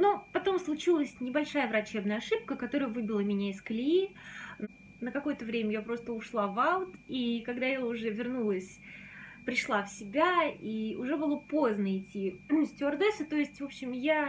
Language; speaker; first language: Russian; native; Russian